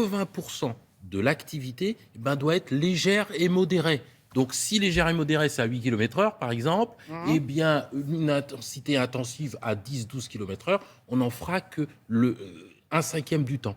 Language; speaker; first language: French; native; French